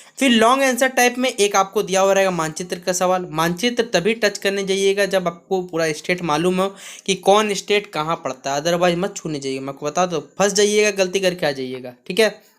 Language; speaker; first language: Hindi; native; Hindi